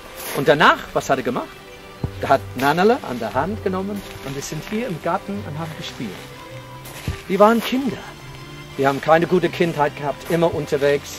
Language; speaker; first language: German; non-native, fluent; English